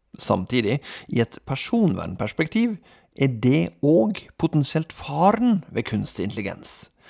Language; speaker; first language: Norwegian; native; Norwegian